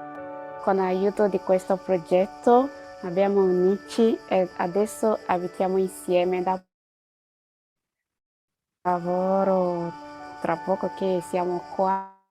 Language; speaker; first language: Italian; non-native, learner; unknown